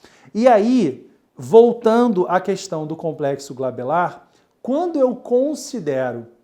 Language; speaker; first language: Portuguese; native; Portuguese